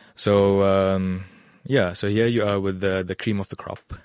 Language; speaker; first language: English; native; English